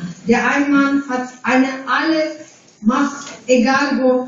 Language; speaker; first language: German; non-native, fluent; Tigrinya